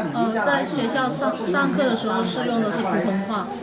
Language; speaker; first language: Chinese; non-native, local second language; Cantonese